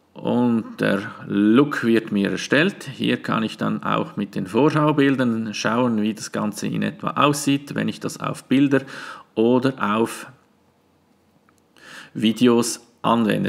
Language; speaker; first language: German; native; German